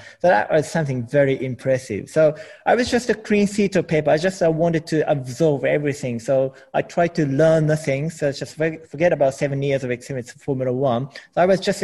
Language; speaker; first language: English; non-native, fluent; Japanese